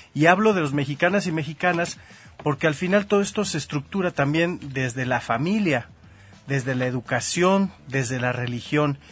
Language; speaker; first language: Spanish; native; Spanish